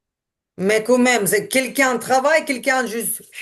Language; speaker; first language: French; non-native, learner; Ukrainian